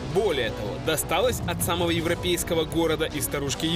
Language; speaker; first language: Russian; non-native, local second language; Ukrainian